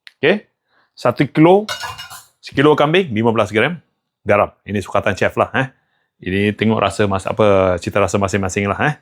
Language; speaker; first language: Malay; non-native, local second language; Tamil